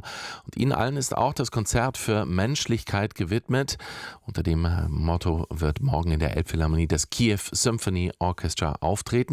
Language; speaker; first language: German; native; German